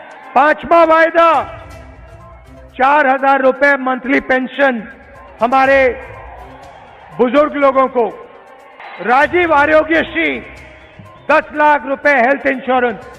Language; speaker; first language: Hindi; non-native, local second language; Telugu